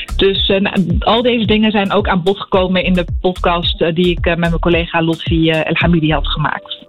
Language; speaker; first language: Dutch; early bilingual, other home language; Arabic